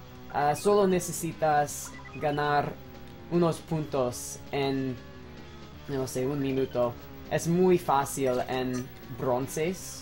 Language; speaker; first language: Spanish; non-native, learner; English